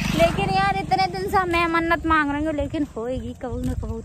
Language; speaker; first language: Hindi; native; Hindi